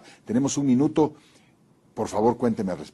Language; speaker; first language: Spanish; native; Spanish